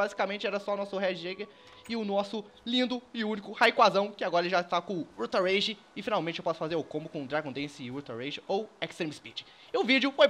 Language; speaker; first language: Portuguese; native; Portuguese